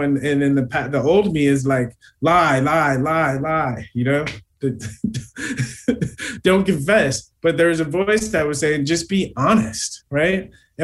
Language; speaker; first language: English; native; English